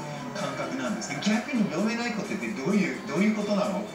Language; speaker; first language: Japanese; non-native, fluent; English